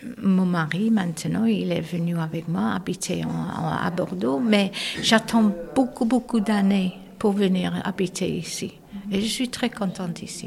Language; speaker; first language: French; non-native, fluent; English